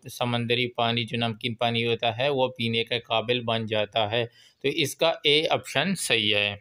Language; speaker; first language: Urdu; non-native, local second language; Pashto